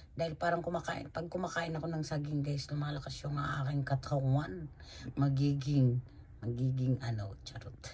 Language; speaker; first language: Filipino; non-native, local second language; Cebuano